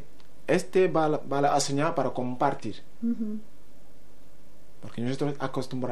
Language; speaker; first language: Spanish; non-native, learner; Wolof